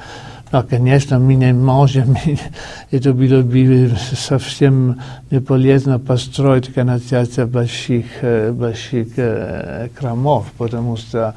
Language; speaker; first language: Russian; non-native, learner; Italian